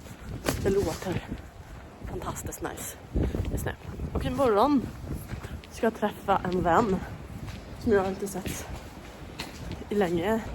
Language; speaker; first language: Swedish; non-native, fluent; English